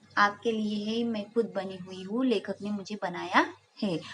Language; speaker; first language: Hindi; non-native, local second language; Marathi